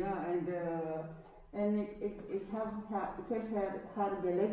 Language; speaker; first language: Dutch; non-native, learner; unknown